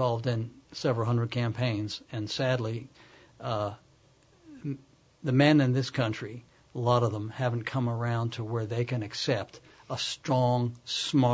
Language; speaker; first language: English; native; English